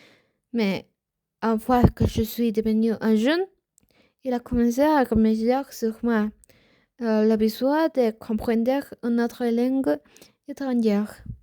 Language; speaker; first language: French; non-native, learner; Spanish